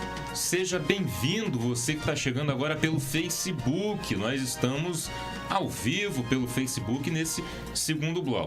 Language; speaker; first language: Portuguese; native; Portuguese